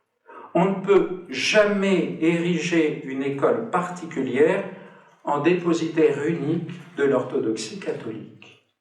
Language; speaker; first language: French; native; French